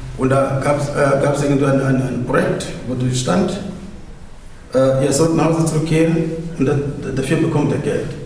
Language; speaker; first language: German; non-native, fluent; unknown